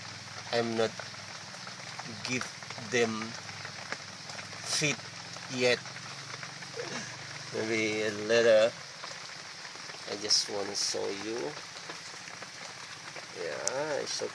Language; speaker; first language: English; non-native, learner; Indonesian